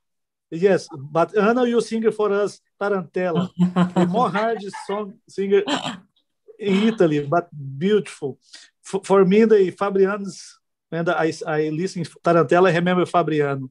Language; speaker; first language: English; non-native, learner; Portuguese